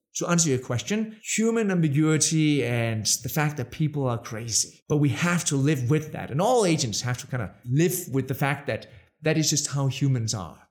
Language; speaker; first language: English; non-native, fluent; Danish